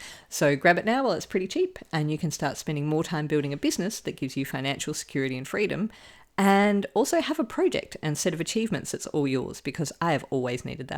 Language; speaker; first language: English; native; English